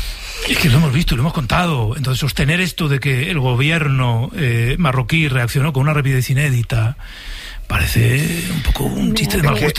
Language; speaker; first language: Spanish; native; Spanish